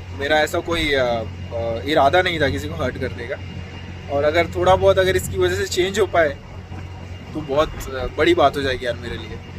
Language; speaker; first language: Hindi; non-native, local second language; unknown